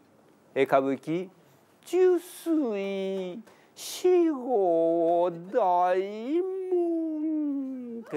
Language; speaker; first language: French; non-native, learner; Japanese